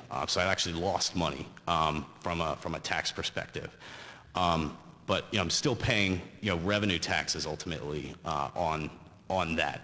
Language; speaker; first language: English; native; English